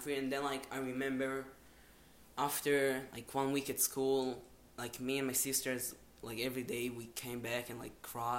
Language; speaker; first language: English; non-native, fluent; Hebrew